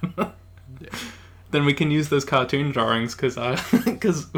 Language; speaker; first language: English; native; English